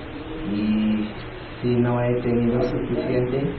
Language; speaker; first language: Spanish; non-native, learner; English